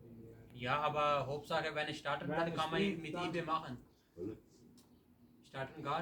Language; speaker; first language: German; non-native, learner; Punjabi